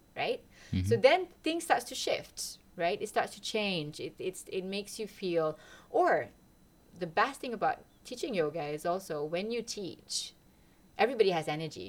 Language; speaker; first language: English; non-native, local second language; Malay